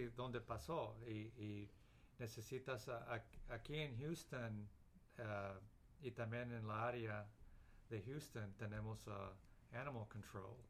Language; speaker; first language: Spanish; early bilingual, heritage; Spanish